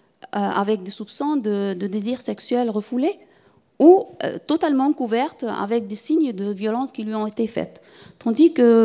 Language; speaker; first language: French; non-native, fluent; Arabic